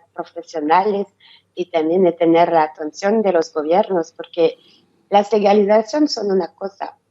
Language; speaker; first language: Spanish; non-native, learner; French